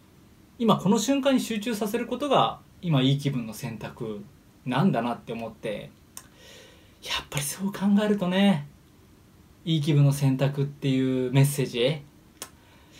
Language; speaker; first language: Japanese; native; Japanese